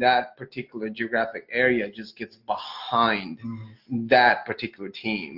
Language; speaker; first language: English; non-native, fluent; Spanish